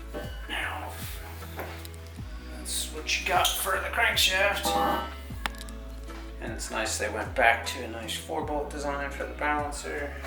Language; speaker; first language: English; native; English